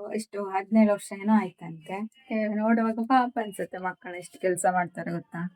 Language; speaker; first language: Kannada; native; Kannada